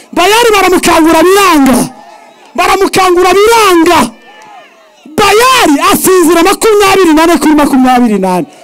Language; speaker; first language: Kinyarwanda; early bilingual, heritage; Kinyarwanda